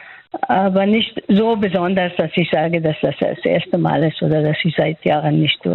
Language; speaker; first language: German; non-native, fluent; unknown